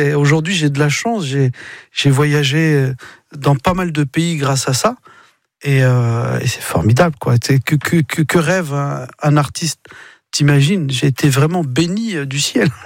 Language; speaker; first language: French; early bilingual, other home language; Arabic